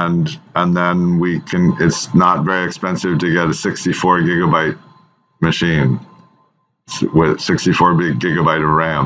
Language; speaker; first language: English; native; English